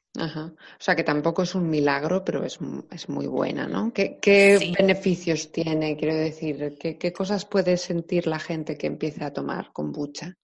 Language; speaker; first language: Spanish; native; Spanish